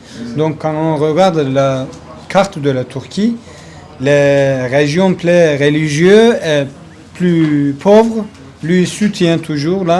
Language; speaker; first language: French; non-native, learner; Kurdish